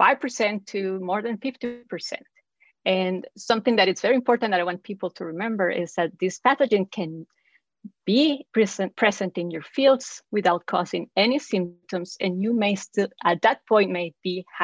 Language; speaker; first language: English; non-native, fluent; Spanish